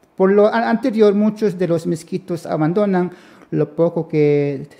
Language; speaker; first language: Spanish; non-native, local second language; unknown